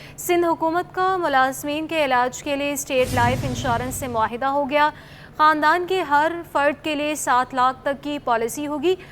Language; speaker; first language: Urdu; native; Urdu